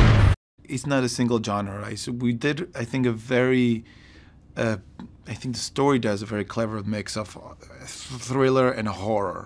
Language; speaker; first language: English; non-native, fluent; Spanish